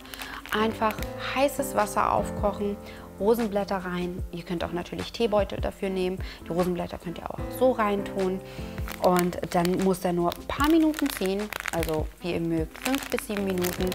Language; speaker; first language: German; native; German